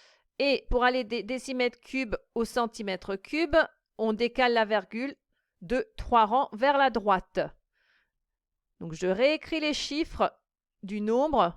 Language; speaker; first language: French; native; French